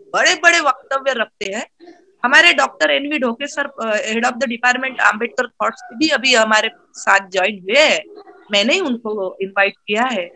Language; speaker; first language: Hindi; non-native, local second language; Marathi